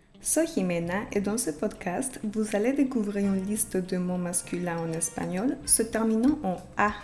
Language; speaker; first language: French; non-native, fluent; Spanish